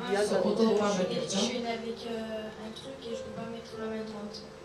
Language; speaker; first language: French; non-native, learner; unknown